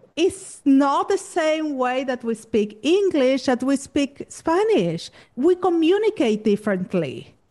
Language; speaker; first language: English; non-native, fluent; Spanish